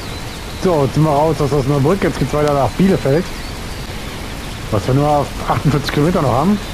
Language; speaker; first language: German; native; German